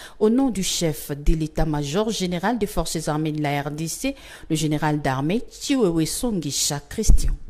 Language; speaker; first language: French; non-native, local second language; Swahili